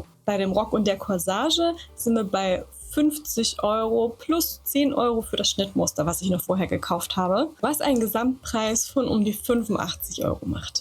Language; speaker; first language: German; native; German